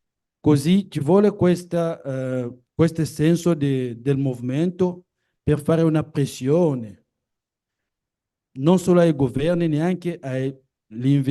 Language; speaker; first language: Italian; non-native, learner; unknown